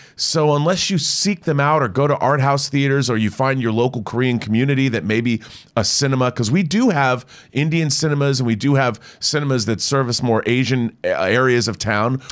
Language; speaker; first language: English; native; English